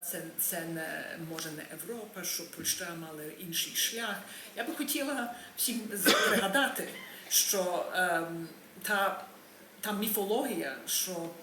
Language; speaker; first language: Ukrainian; early bilingual, heritage; Ukrainian